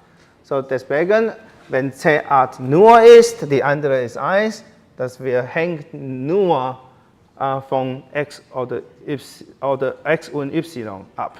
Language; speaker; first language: German; non-native, learner; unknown